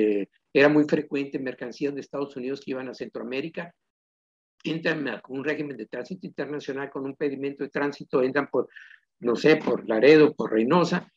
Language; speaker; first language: Spanish; native; Spanish